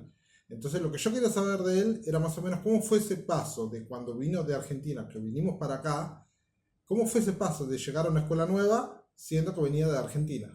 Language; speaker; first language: Spanish; native; Spanish